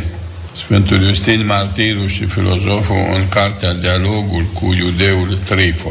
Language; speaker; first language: Romanian; native; Romanian